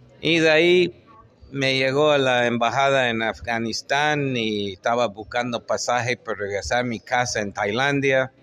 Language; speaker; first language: Spanish; non-native, fluent; English